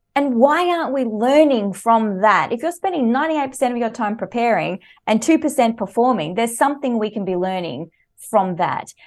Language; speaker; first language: English; native; English